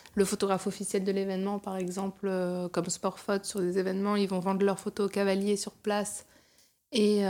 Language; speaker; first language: French; native; French